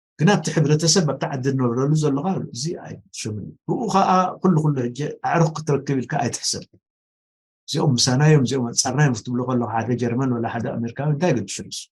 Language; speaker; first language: Tigrinya; non-native, local second language; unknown